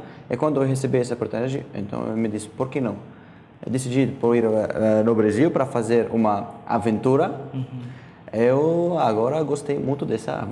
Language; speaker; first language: Portuguese; non-native, learner; Arabic